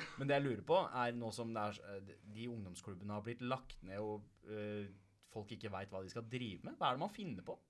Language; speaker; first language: Norwegian; early bilingual, other home language; Punjabi